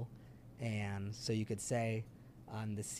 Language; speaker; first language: English; early bilingual, other home language; French